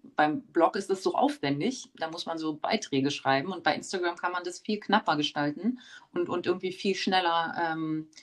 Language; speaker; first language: German; early bilingual, other home language; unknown